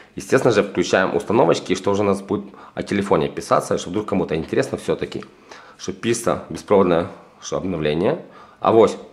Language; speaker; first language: Russian; native; Russian